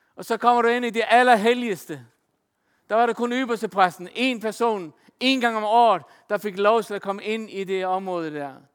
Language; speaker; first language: Danish; non-native, local second language; Faroese